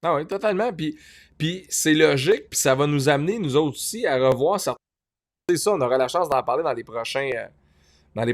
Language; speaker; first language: French; native; French